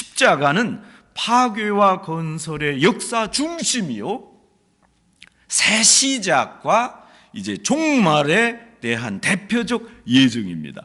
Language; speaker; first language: Korean; native; Korean